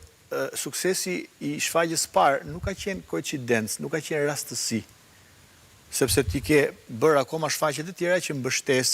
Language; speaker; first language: Albanian; native; Albanian